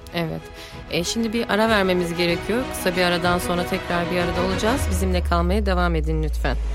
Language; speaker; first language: Turkish; native; Turkish